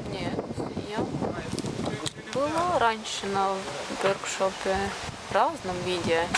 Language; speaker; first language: Russian; non-native, fluent; Lithuanian